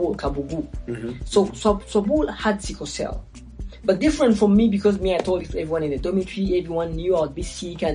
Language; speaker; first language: English; non-native, local second language; Ganda